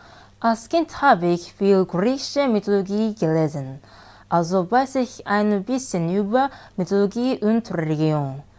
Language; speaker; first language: German; non-native, learner; Japanese